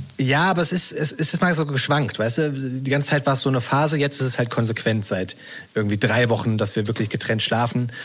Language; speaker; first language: German; native; German